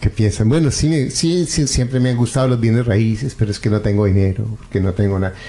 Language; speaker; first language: Spanish; native; Spanish